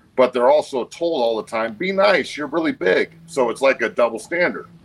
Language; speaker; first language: English; native; English